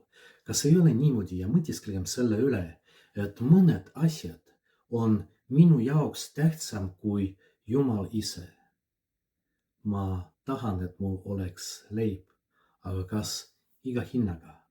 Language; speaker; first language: Estonian; non-native, fluent; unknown